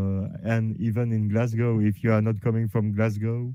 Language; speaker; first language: English; non-native, learner; French